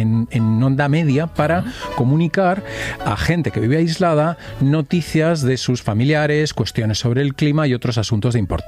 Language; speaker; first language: Spanish; native; Spanish